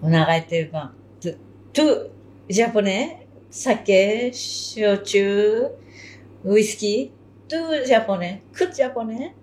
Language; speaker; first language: French; non-native, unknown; Japanese